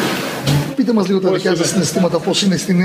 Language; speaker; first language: Greek; native; Greek